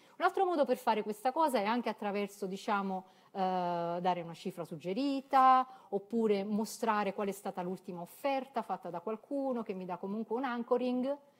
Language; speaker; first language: Italian; native; Italian